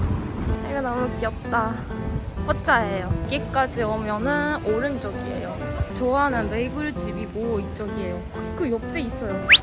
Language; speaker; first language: Korean; non-native, learner; Japanese